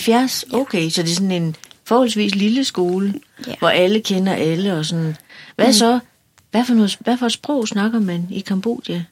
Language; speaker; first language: Danish; native; Danish